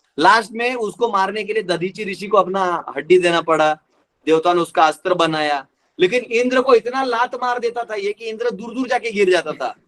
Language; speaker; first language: Hindi; non-native, local second language; Marathi